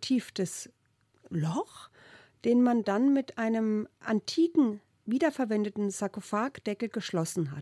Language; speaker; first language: German; native; German